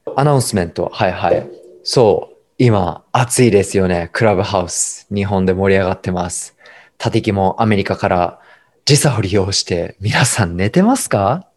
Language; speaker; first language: Japanese; native; Japanese